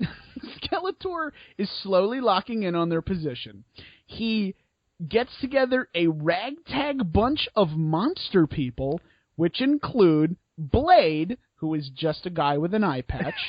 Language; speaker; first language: English; native; English